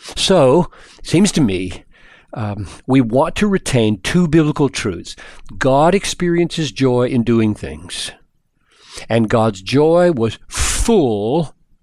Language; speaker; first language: English; native; English